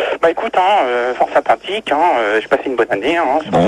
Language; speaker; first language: French; native; French